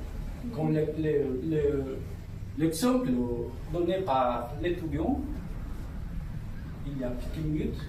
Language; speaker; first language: French; non-native, fluent; Spanish